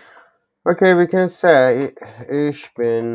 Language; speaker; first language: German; non-native, learner; Turkish